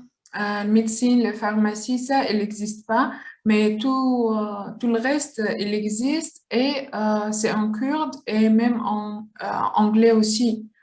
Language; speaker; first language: French; non-native, learner; Kurdish